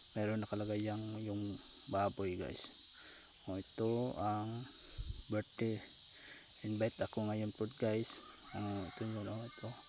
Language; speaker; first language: Filipino; non-native, local second language; Cebuano